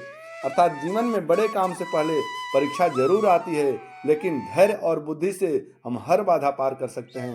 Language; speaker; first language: Hindi; native; Hindi